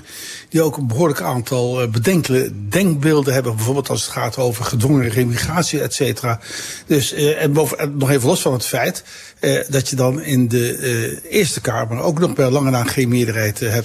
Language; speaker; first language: Dutch; native; Dutch